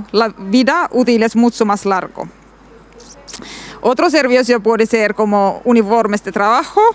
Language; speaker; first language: Spanish; non-native, learner; Finnish